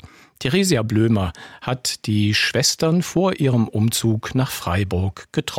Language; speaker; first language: German; native; German